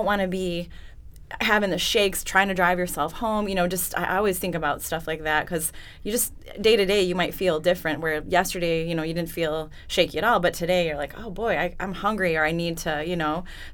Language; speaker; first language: English; native; English